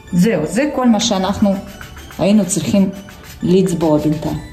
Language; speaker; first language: Hebrew; non-native, fluent; Russian